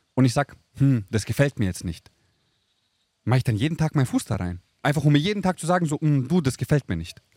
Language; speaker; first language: German; early bilingual, other home language; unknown